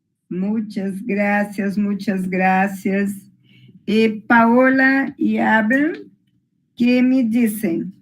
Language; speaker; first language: Spanish; non-native, learner; Portuguese